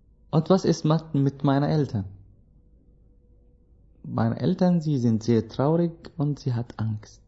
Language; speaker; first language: German; non-native, learner; Arabic